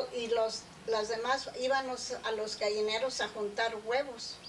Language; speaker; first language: Spanish; early bilingual, other home language; English